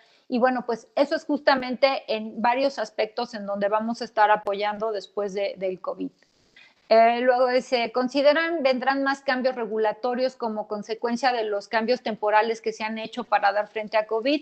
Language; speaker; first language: Spanish; native; Spanish